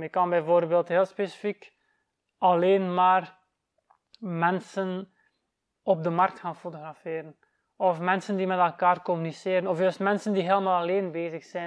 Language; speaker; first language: Dutch; native; Dutch